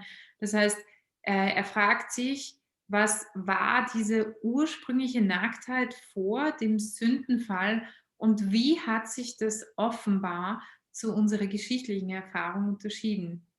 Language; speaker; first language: German; native; German